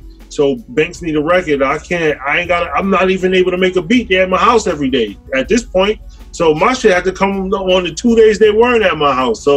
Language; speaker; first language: English; native; English